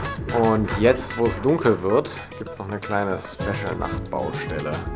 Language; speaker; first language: German; native; German